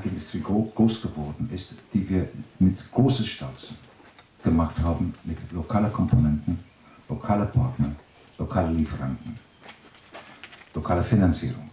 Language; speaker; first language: German; non-native, fluent; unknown